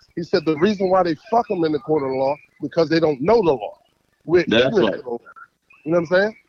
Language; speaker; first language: English; native; English